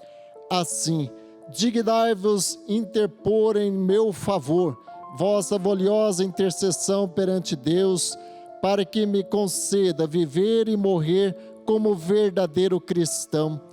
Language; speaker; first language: Portuguese; native; Portuguese